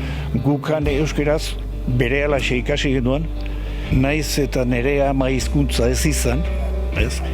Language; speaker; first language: Basque; early bilingual, other home language; Spanish